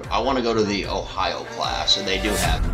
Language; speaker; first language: English; native; English